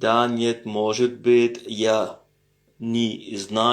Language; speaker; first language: Russian; non-native, fluent; French